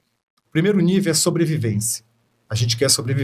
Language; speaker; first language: Portuguese; native; Portuguese